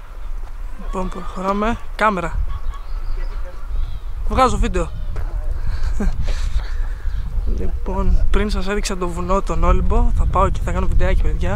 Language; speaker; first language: Greek; native; Greek